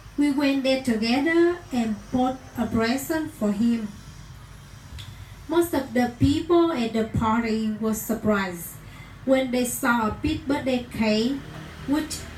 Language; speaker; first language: English; non-native, learner; Vietnamese